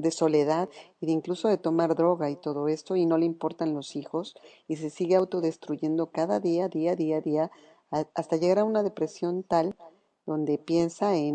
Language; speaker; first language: Spanish; native; Spanish